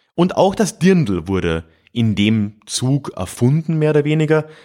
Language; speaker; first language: German; native; German